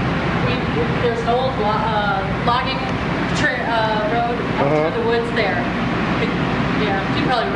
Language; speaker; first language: English; native; English